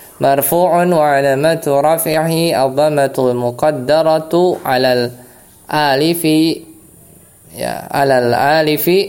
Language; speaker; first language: Arabic; non-native, fluent; Indonesian